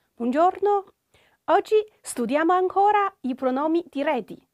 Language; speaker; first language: Italian; non-native, fluent; Chinese